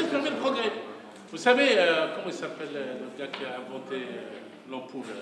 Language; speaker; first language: French; non-native, local second language; Arabic